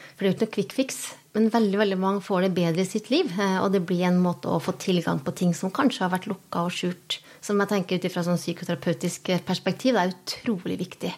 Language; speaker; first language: Norwegian; native; Norwegian